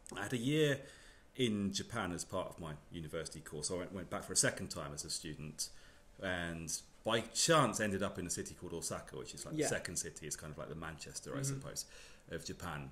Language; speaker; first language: English; native; English